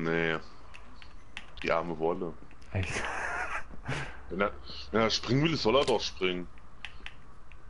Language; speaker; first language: German; native; German